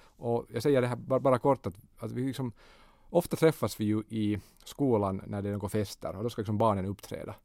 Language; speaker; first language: Swedish; native; Swedish